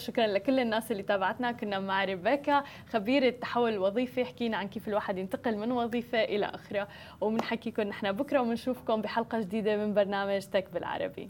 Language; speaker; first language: Arabic; native; Arabic